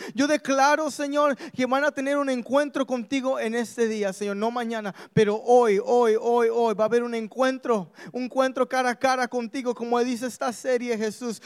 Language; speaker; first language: Spanish; early bilingual, heritage; Spanish